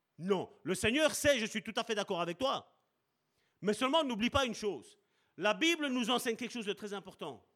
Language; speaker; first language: French; early bilingual, other home language; Italian